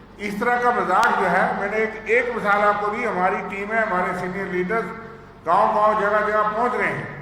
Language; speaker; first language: Urdu; non-native, local second language; Dogri